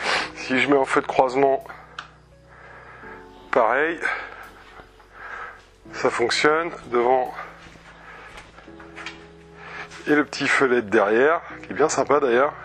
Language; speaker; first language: French; native; French